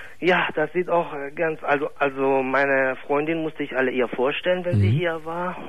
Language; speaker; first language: German; non-native, fluent; Persian